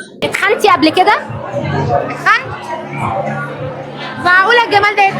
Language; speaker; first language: Arabic; native; Arabic